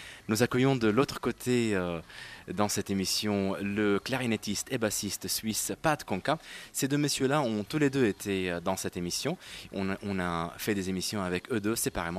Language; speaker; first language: French; non-native, local second language; Arabic